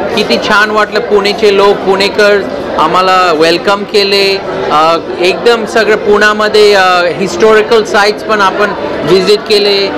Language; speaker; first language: Marathi; early bilingual, heritage; English